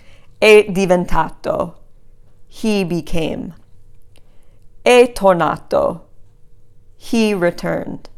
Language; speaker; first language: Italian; non-native, fluent; English